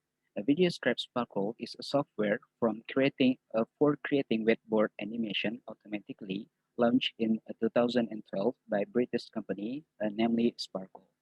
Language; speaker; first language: English; non-native, fluent; Indonesian